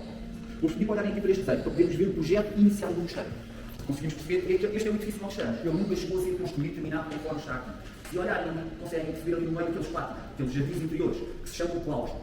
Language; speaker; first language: Portuguese; native; Portuguese